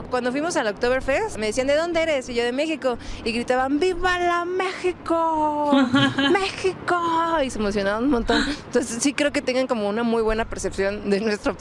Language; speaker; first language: Spanish; native; Spanish